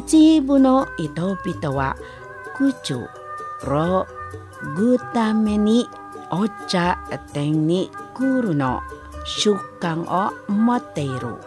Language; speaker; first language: Japanese; non-native, fluent; Indonesian